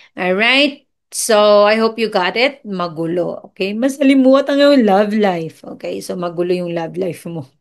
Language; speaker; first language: Filipino; non-native, local second language; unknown